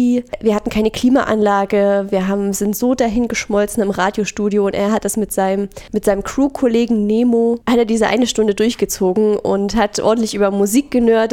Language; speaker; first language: German; native; German